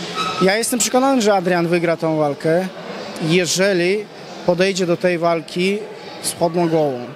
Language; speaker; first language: Polish; non-native, fluent; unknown